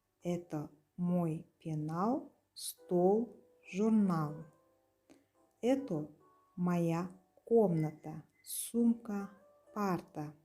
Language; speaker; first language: Russian; non-native, local second language; Kazakh